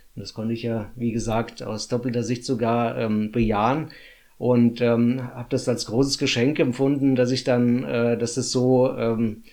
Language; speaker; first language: German; native; German